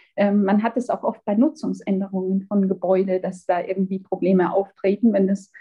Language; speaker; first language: German; native; German